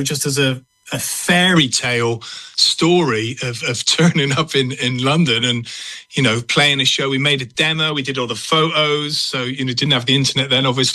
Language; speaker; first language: English; native; English